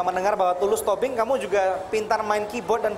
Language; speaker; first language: Indonesian; native; Indonesian